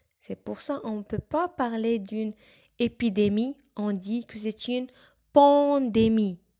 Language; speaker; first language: French; non-native, local second language; Arabic